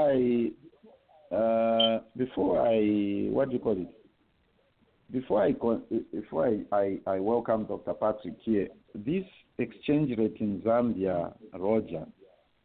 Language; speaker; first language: English; non-native, local second language; Bemba